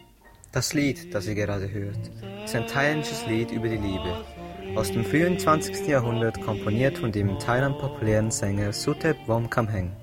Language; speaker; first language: German; native; German